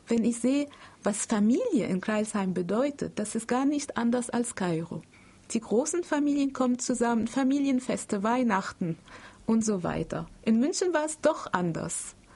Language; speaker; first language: German; non-native, fluent; Arabic